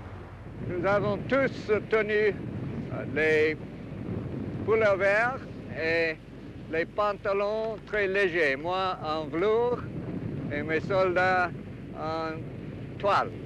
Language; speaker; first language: French; non-native, fluent; English